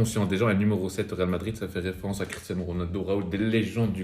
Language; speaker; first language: French; native; French